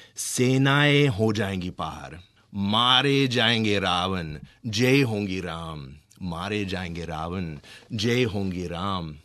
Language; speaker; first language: Hindi; non-native, fluent; English